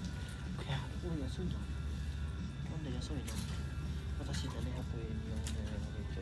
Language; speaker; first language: Japanese; non-native, learner; Filipino